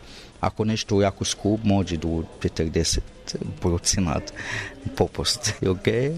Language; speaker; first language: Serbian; non-native, learner; Arabic